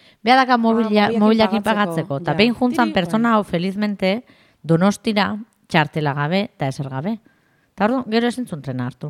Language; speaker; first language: Basque; native; Basque